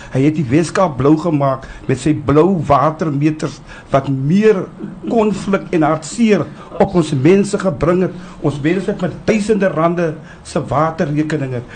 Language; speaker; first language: Afrikaans; native; Afrikaans